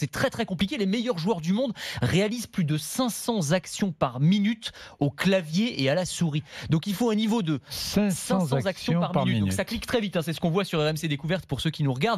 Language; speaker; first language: French; native; French